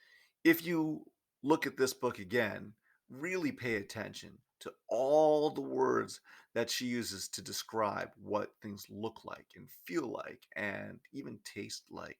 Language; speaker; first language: English; native; English